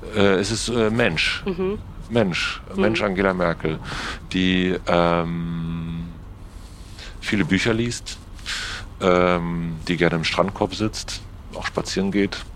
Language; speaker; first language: German; native; German